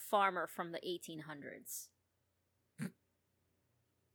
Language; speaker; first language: English; non-native, local second language; Filipino